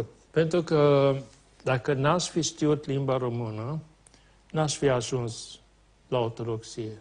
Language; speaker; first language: Romanian; non-native, fluent; Swedish